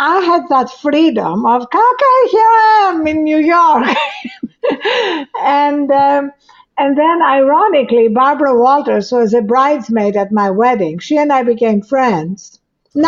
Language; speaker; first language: English; non-native, fluent; Greek